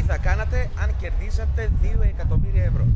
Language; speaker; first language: Greek; native; Greek